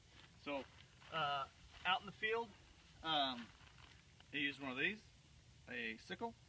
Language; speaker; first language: English; native; English